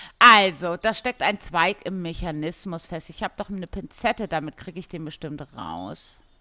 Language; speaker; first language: German; native; German